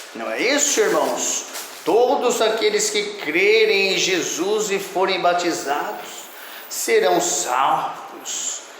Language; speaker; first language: Portuguese; native; Portuguese